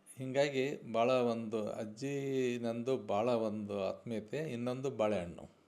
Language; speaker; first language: Kannada; non-native, local second language; Urdu